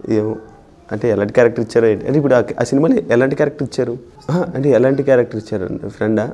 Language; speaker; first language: Telugu; native; Telugu